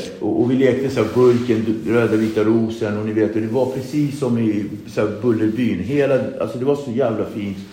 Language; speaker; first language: Swedish; early bilingual, other home language; Kabuverdianu